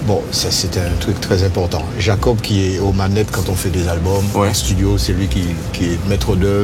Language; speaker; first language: French; native; French